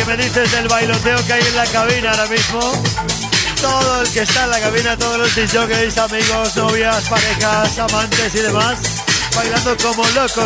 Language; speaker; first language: Spanish; native; Spanish